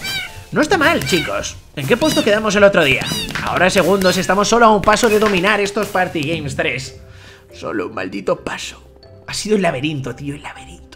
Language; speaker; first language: Spanish; native; Spanish